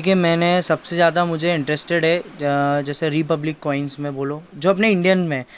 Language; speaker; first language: Hindi; native; Hindi